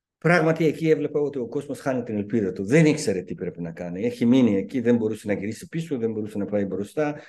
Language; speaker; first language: Greek; non-native, fluent; Persian